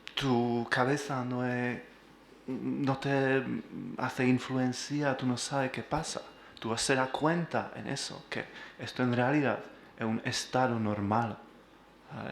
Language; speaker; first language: Spanish; non-native, learner; Czech